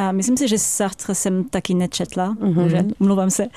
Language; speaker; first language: Czech; non-native, fluent; French